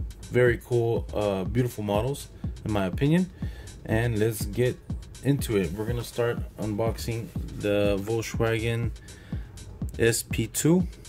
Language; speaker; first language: English; early bilingual, other home language; Spanish